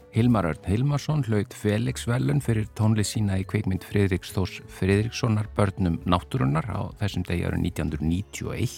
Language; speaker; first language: Icelandic; native; Icelandic